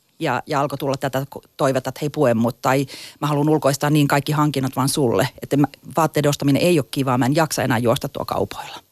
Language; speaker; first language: Finnish; native; Finnish